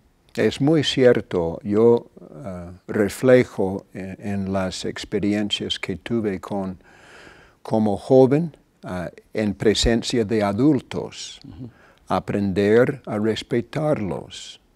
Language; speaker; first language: Spanish; non-native, fluent; English